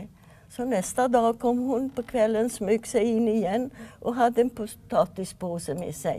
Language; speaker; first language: Swedish; non-native, fluent; Yiddish